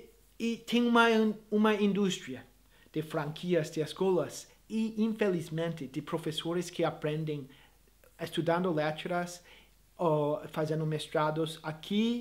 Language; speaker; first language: Portuguese; non-native, fluent; English